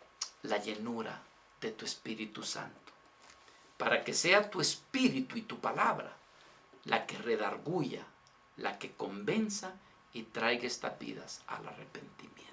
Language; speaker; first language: Spanish; native; Spanish